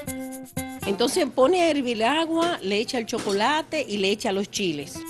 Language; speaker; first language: Spanish; native; Spanish